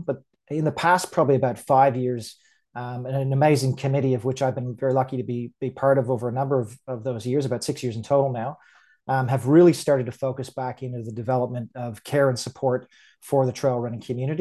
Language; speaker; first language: English; native; English